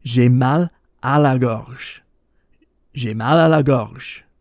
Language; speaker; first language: French; non-native, fluent; English